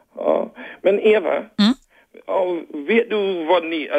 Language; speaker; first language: Swedish; non-native, fluent; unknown